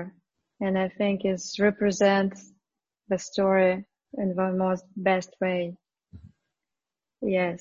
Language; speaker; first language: English; non-native, fluent; Russian